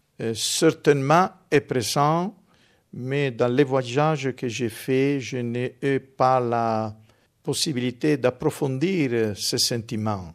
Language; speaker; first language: French; non-native, fluent; Italian